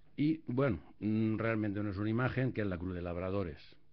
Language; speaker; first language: Spanish; native; Spanish